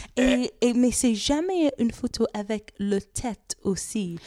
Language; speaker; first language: French; non-native, fluent; English